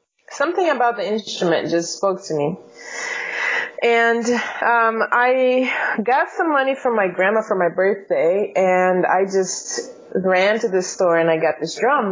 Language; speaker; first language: English; non-native, fluent; Portuguese